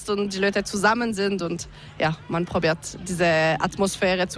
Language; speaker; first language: German; non-native, local second language; French